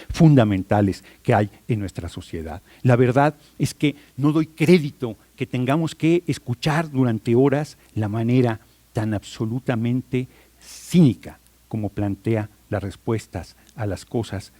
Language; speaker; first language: Spanish; native; Spanish